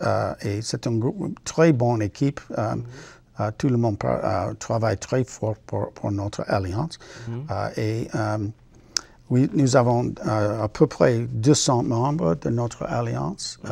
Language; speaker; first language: French; non-native, learner; English